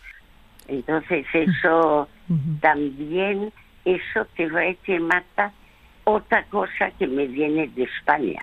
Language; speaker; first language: Spanish; non-native, fluent; French